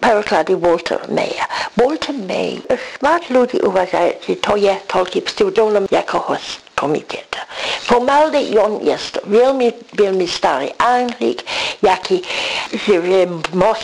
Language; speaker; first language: Ukrainian; early bilingual, heritage; English